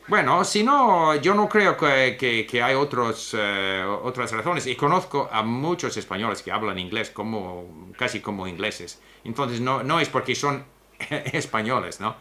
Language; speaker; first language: Spanish; non-native, fluent; English